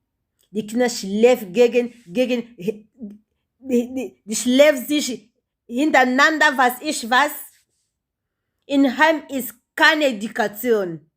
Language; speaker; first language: German; non-native, learner; Lingala